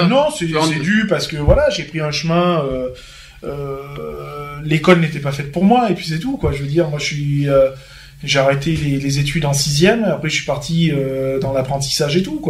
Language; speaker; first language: French; native; French